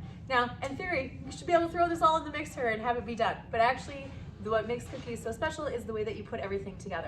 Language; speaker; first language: English; native; English